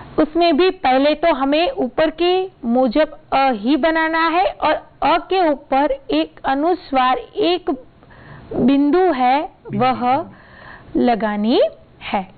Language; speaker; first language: Hindi; non-native, local second language; Gujarati